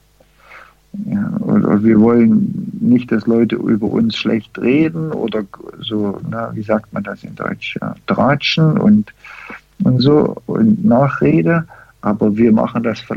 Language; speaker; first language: German; early bilingual, heritage; German